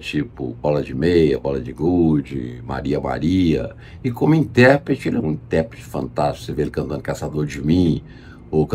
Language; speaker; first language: Portuguese; native; Portuguese